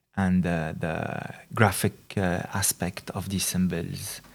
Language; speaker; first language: English; non-native, fluent; Arabic